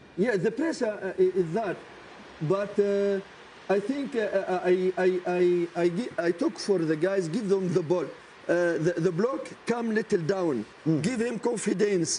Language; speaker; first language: English; non-native, learner; French